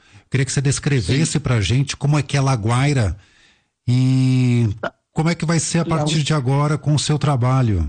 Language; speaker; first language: Portuguese; non-native, learner; Spanish